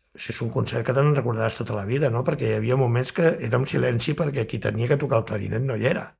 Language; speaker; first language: Catalan; native; Catalan